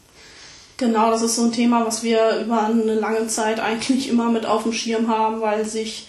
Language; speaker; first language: German; native; German